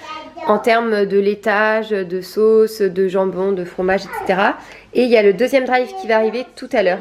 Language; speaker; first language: French; native; French